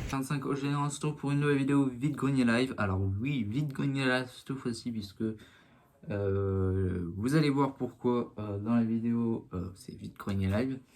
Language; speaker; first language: French; native; French